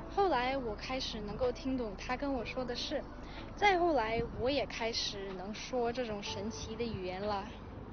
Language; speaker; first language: Chinese; early bilingual, other home language; Russian